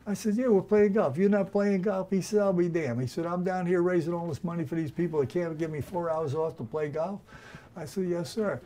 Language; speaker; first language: English; native; English